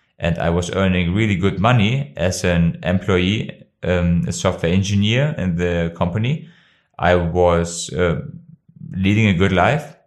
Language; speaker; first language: English; non-native, fluent; Albanian